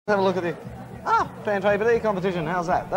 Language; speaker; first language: English; native; English